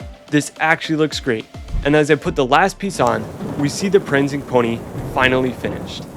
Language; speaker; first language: English; native; English